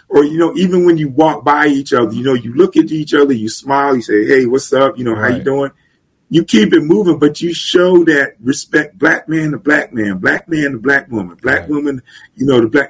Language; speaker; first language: English; native; English